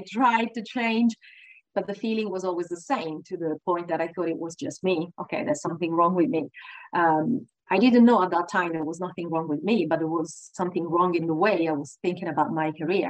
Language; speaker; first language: English; non-native, fluent; Italian